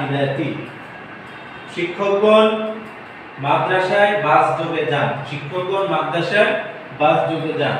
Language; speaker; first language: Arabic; non-native, fluent; Bangla